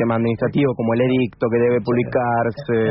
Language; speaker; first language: Spanish; native; Spanish